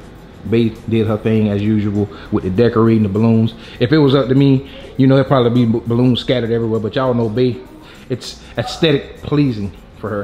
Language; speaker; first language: English; native; English